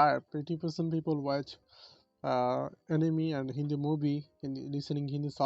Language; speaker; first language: English; non-native, learner; Bangla